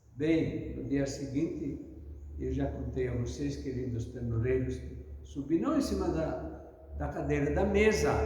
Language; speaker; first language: Portuguese; non-native, fluent; Italian